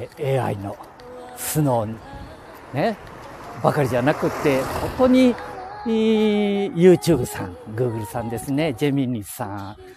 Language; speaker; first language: Japanese; native; Japanese